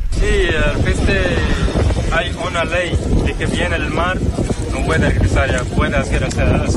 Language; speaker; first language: Spanish; non-native, learner; Arabic